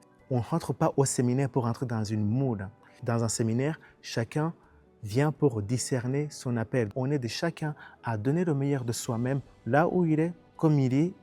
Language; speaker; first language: French; non-native, local second language; Kinyarwanda